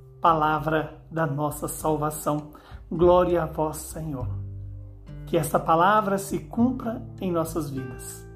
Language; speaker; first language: Portuguese; native; Portuguese